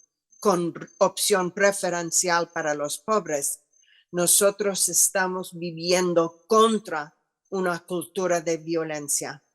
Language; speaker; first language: Spanish; non-native, fluent; English